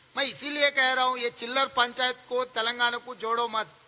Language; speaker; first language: Hindi; non-native, local second language; Telugu